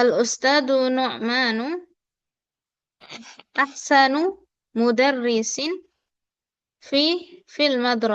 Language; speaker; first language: Arabic; non-native, fluent; Indonesian